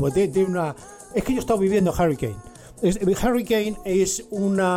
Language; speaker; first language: Spanish; native; Spanish